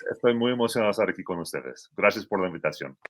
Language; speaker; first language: Spanish; non-native, fluent; English